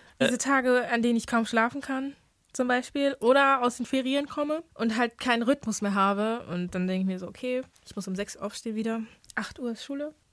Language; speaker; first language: German; early bilingual, other home language; English